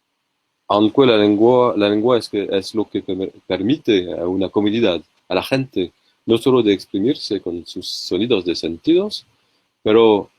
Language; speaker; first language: Spanish; non-native, learner; French